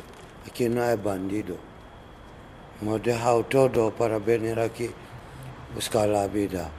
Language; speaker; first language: Spanish; non-native, learner; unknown